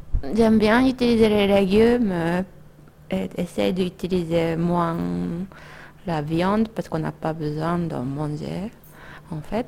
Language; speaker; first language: French; non-native, fluent; Japanese